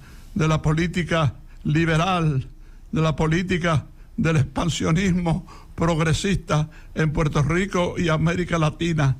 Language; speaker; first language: Spanish; native; Spanish